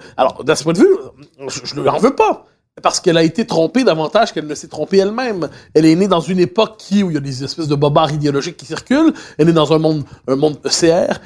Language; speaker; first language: French; native; French